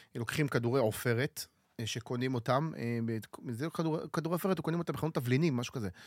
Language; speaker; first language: Hebrew; native; Hebrew